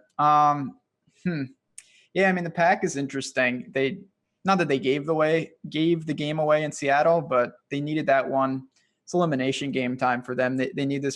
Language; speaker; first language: English; native; English